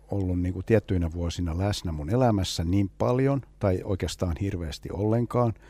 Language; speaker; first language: Finnish; non-native, local second language; Swedish